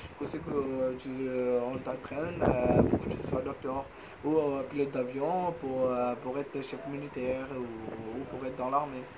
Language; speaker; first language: French; non-native, fluent; Bangla